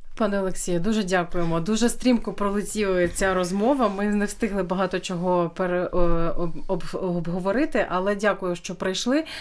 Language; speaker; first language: Ukrainian; native; Ukrainian